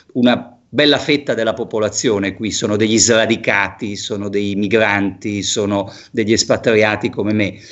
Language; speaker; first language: Italian; native; Italian